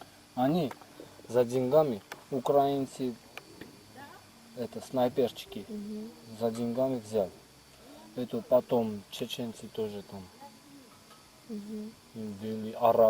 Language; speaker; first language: Russian; non-native, local second language; Armenian